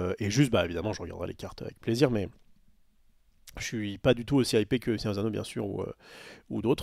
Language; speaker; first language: French; native; French